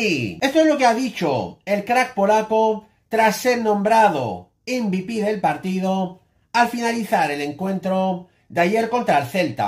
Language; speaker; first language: Spanish; native; Spanish